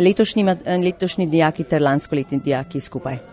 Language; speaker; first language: Slovenian; early bilingual, heritage; Slovenian